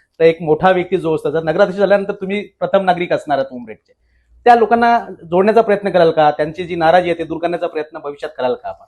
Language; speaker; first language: Marathi; native; Marathi